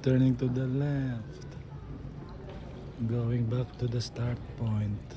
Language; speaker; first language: English; non-native, local second language; Filipino